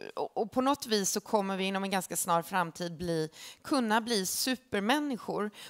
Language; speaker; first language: Swedish; native; Swedish